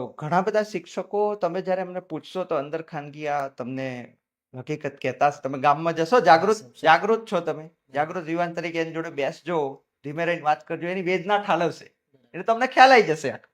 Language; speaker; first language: Gujarati; native; Gujarati